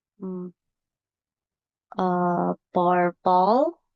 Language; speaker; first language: English; non-native, learner; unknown